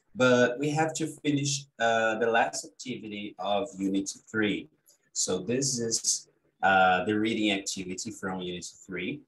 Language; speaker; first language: English; non-native, fluent; Portuguese